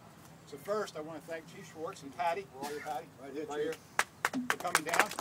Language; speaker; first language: English; native; English